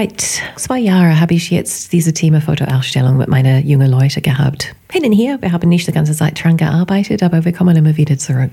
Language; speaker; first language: German; non-native, fluent; English